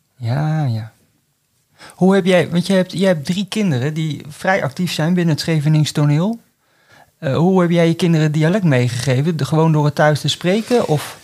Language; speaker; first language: Dutch; native; Dutch